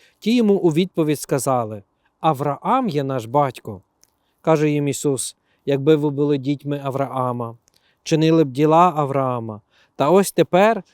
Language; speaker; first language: Ukrainian; native; Ukrainian